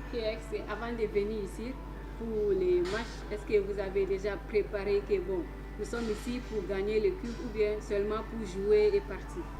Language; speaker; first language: French; non-native, learner; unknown